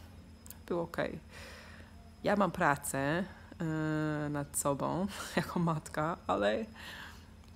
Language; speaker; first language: Polish; early bilingual, heritage; Polish